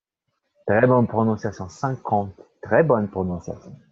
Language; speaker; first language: French; non-native, fluent; Portuguese